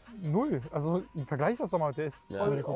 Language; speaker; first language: German; native; German